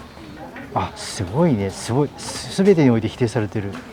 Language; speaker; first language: Japanese; native; Japanese